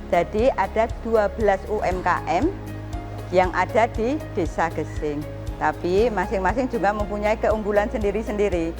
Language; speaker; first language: Indonesian; non-native, local second language; Javanese